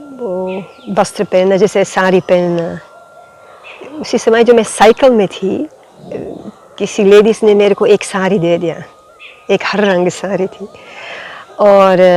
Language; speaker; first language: Hindi; non-native, fluent; Dutch